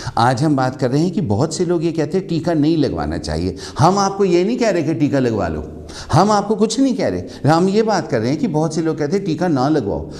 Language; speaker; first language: Hindi; native; Hindi